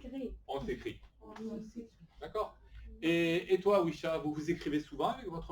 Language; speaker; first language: French; native; French